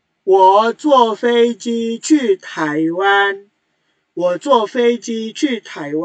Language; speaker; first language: Chinese; non-native, fluent; Indonesian